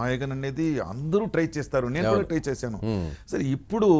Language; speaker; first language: Telugu; non-native, local second language; Tamil